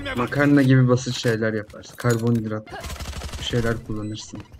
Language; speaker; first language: Turkish; native; Turkish